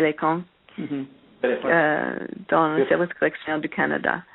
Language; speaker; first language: French; non-native, learner; English